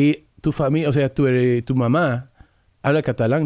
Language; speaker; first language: Spanish; early bilingual, heritage; English